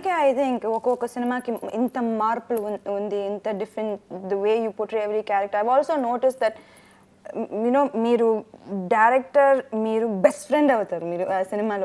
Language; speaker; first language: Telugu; non-native, local second language; Tamil